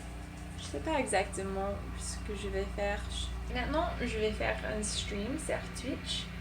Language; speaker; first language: French; non-native, learner; English